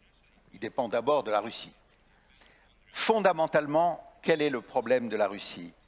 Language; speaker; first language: French; native; French